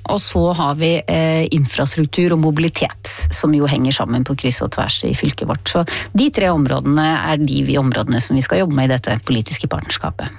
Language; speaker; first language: Norwegian; native; Norwegian